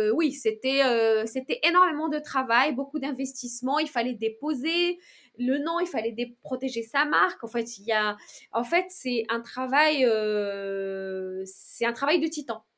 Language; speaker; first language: French; non-native, local second language; Arabic